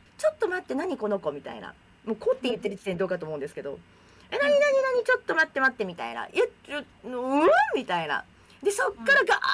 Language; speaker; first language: Japanese; native; Japanese